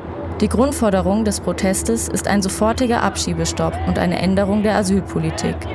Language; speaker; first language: German; native; German